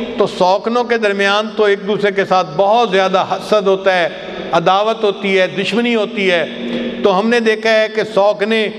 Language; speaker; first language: Urdu; non-native, local second language; Punjabi